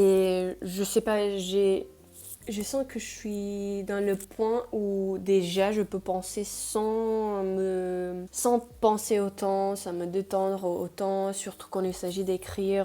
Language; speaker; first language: French; non-native, fluent; Spanish